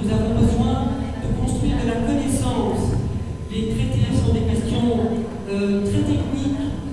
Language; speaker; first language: French; native; French